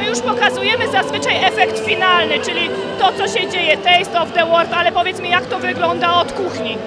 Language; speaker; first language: Polish; native; Polish